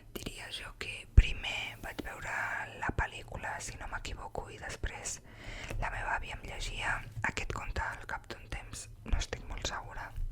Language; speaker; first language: Catalan; native; Catalan